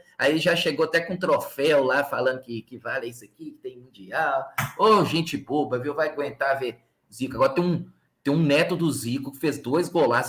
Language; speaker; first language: Portuguese; native; Portuguese